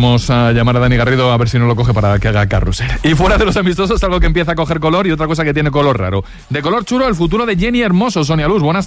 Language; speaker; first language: Spanish; native; Spanish